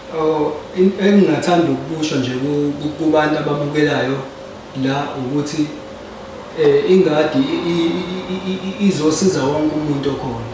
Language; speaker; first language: Zulu; native; Zulu